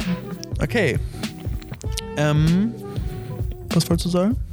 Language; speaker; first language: German; native; German